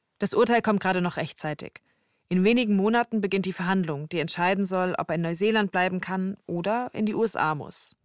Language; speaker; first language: German; native; German